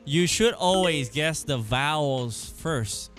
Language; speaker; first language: English; non-native, fluent; Vietnamese